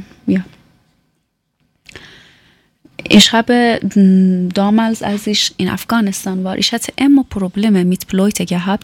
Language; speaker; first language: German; non-native, learner; Persian